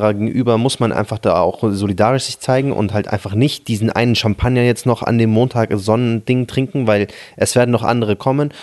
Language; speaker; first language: German; early bilingual, other home language; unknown